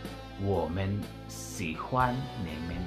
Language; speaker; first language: Chinese; non-native, learner; Filipino